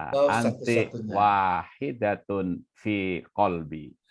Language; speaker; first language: Arabic; non-native, learner; Indonesian